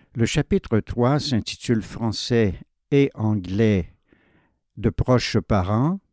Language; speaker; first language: French; native; French